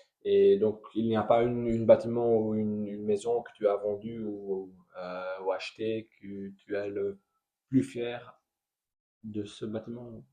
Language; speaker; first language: French; non-native, learner; Dutch